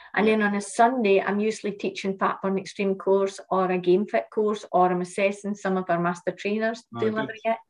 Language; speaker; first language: English; native; English